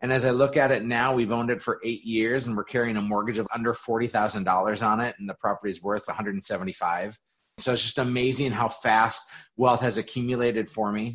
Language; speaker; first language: English; native; English